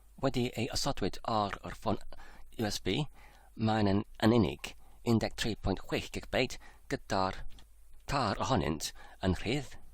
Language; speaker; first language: Welsh; non-native, learner; English